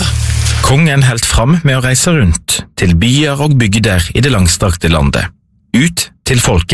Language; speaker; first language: Norwegian; native; Norwegian